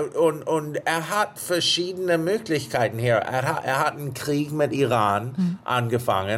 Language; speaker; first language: German; non-native, fluent; English